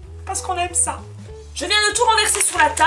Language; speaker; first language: French; native; French